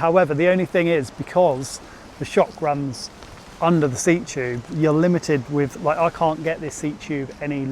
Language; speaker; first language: English; native; English